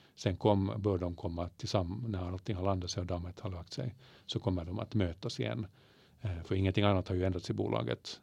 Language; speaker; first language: Swedish; native; Swedish